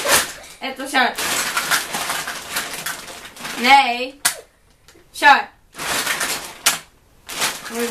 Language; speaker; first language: Swedish; native; Swedish